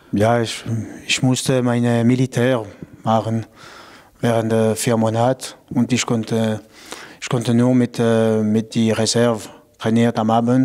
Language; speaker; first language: German; non-native, local second language; French